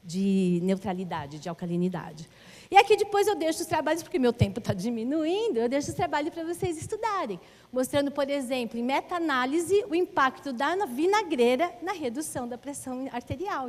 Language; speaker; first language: Portuguese; native; Portuguese